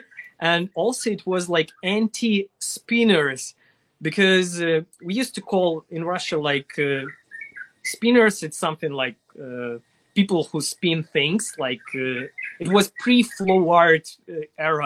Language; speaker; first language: English; non-native, learner; Russian